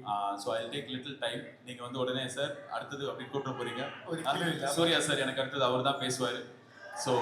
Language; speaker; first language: Tamil; native; Tamil